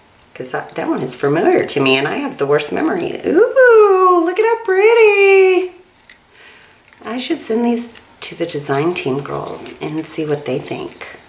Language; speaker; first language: English; native; English